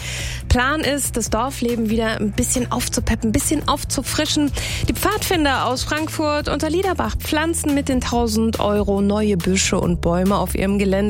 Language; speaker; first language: German; native; German